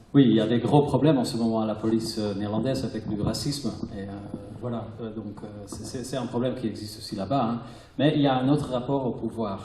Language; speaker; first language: French; non-native, fluent; Dutch